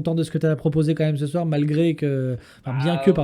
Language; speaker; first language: French; native; French